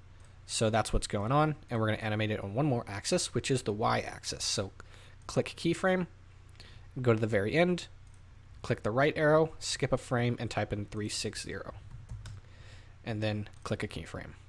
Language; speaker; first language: English; native; English